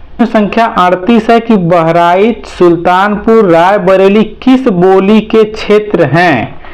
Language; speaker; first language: Hindi; native; Hindi